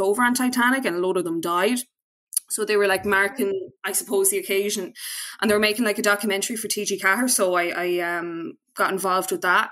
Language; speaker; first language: English; native; English